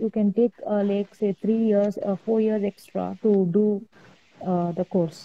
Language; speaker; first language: English; non-native, local second language; Tamil